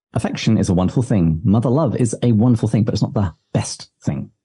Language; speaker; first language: English; native; English